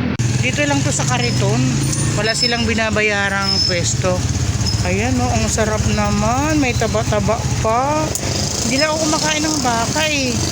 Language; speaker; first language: Filipino; non-native, local second language; Waray